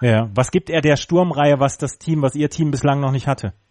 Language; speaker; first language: German; native; German